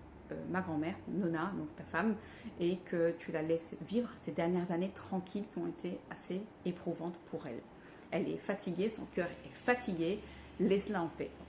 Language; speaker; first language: French; native; French